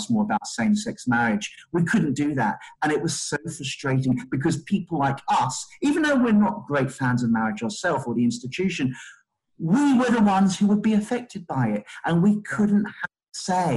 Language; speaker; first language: English; native; English